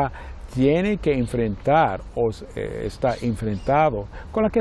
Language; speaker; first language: Spanish; non-native, fluent; Portuguese